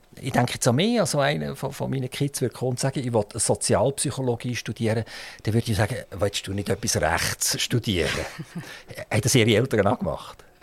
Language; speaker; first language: German; native; German